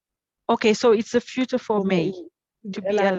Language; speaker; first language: English; non-native, learner; French